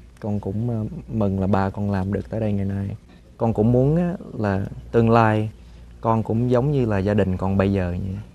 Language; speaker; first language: Vietnamese; early bilingual, heritage; Vietnamese